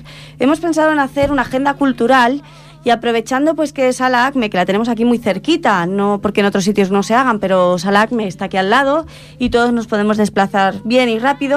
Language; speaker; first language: Spanish; native; Spanish